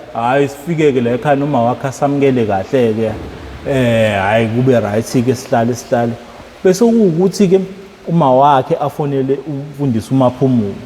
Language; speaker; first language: Zulu; native; Zulu